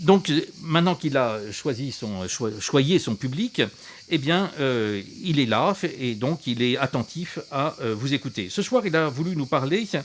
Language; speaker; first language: French; native; French